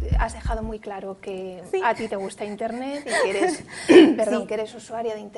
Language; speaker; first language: Spanish; native; Spanish